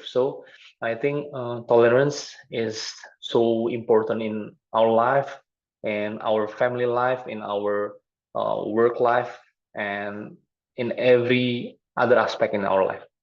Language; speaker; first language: English; non-native, fluent; Indonesian